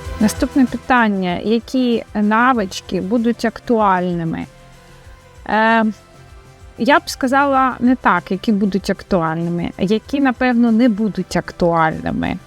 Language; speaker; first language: Ukrainian; native; Ukrainian